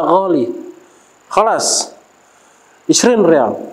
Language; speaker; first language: Arabic; non-native, learner; Indonesian